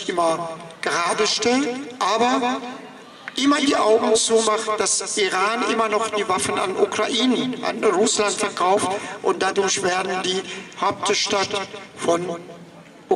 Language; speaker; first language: German; non-native, fluent; Persian